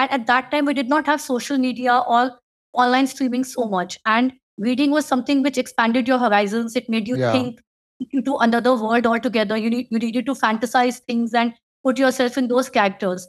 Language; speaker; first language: English; non-native, local second language; Hindi